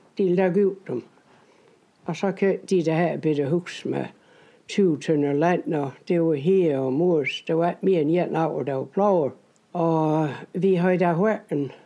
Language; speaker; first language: Danish; native; Danish